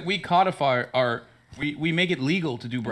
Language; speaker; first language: English; native; English